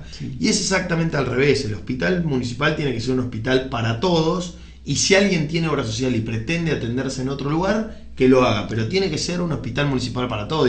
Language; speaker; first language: Spanish; native; Spanish